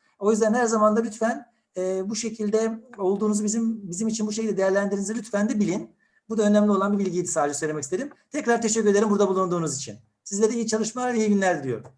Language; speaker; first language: Turkish; native; Turkish